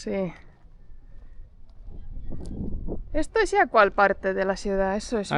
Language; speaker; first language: Spanish; non-native, fluent; Portuguese